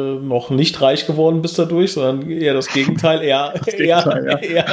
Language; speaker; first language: German; native; German